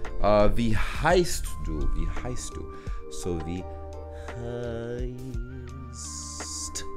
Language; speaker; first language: German; non-native, learner; English